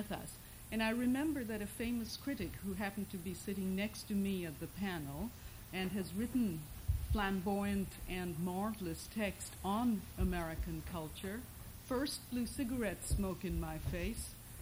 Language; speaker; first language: English; non-native, local second language; Bangla